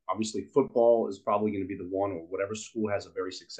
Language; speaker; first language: English; native; English